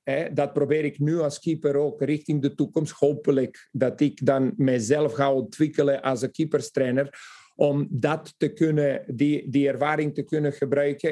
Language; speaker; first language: Dutch; non-native, fluent; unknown